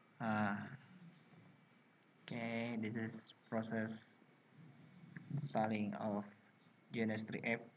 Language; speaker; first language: English; non-native, learner; Indonesian